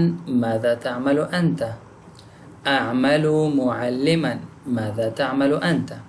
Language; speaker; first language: Arabic; non-native, fluent; Pashto